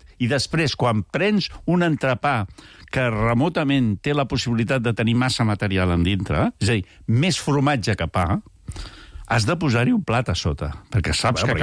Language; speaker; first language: Catalan; native; Catalan